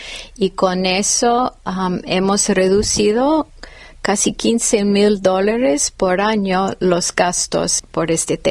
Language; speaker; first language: Spanish; non-native, fluent; English